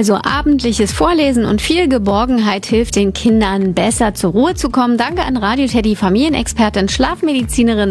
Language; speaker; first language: German; native; German